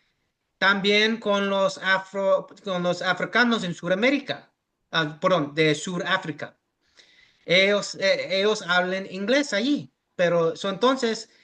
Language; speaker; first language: Spanish; early bilingual, heritage; English